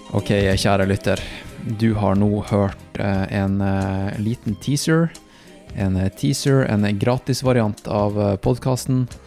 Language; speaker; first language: Norwegian; native; Norwegian